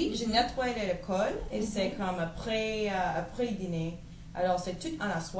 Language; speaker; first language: French; non-native, learner; English